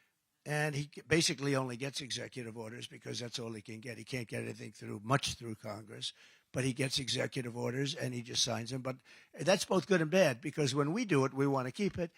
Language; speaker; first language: English; native; English